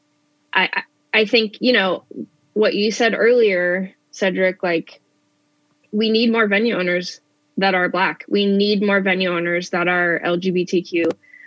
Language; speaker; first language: English; native; English